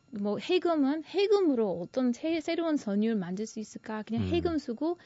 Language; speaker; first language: Korean; non-native, fluent; English